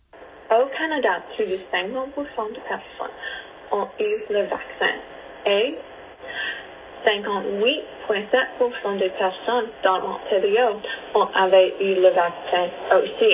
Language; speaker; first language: French; non-native, learner; English